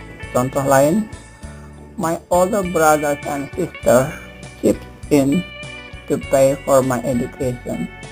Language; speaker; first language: English; non-native, fluent; Indonesian